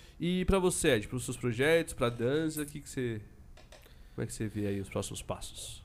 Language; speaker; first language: Portuguese; native; Portuguese